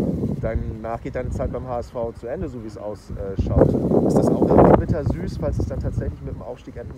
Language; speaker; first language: German; native; German